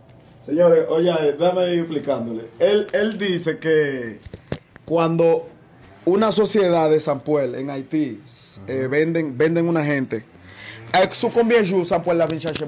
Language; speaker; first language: Spanish; native; Spanish